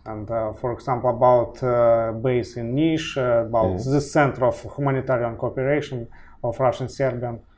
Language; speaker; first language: English; non-native, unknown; Russian